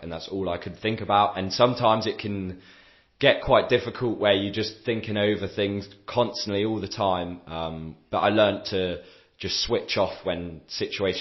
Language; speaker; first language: English; native; English